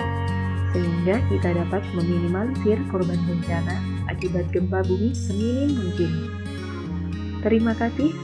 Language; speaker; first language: Indonesian; native; Indonesian